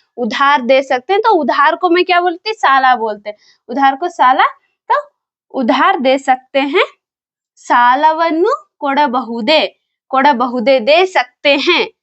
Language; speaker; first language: Hindi; non-native, local second language; Kannada